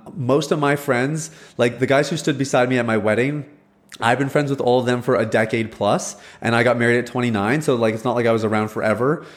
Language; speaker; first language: English; early bilingual, other home language; Hindi